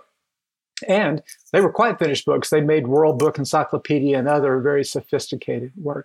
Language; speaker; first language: English; native; English